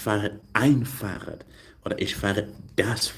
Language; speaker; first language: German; non-native, learner; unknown